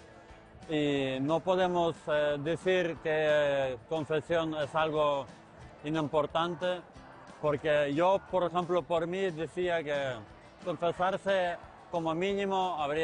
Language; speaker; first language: Spanish; non-native, fluent; Ukrainian